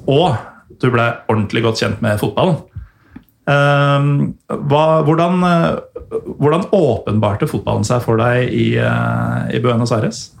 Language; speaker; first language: Norwegian; native; Norwegian